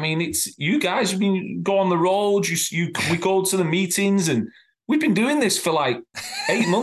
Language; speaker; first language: English; native; English